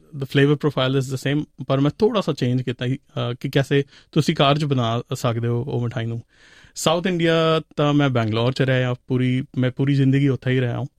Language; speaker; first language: Punjabi; non-native, local second language; Hindi